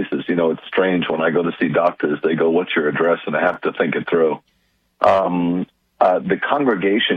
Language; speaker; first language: English; native; English